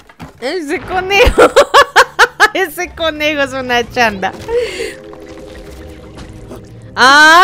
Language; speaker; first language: Spanish; native; Spanish